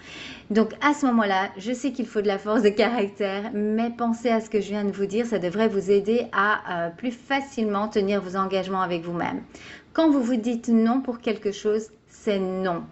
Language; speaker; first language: French; native; French